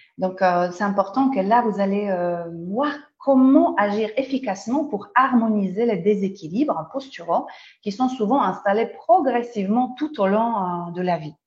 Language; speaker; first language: French; non-native, fluent; Polish